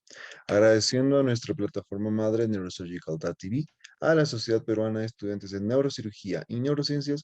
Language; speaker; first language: Spanish; native; Spanish